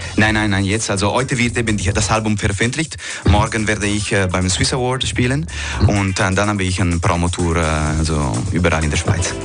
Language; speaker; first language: German; non-native, local second language; Italian